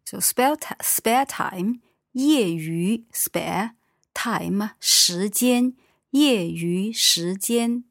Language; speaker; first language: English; non-native, fluent; Chinese